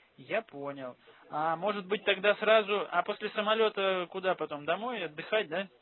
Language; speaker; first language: Russian; native; Russian